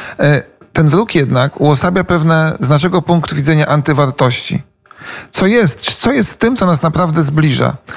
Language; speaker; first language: Polish; native; Polish